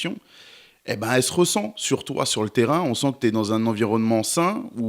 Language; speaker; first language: French; native; French